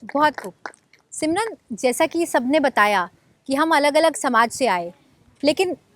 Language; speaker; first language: Hindi; native; Hindi